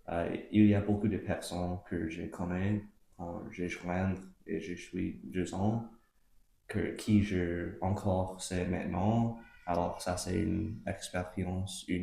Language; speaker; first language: French; non-native, local second language; English